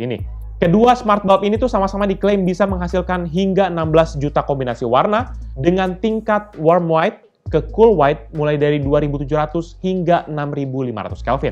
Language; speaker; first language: Indonesian; native; Indonesian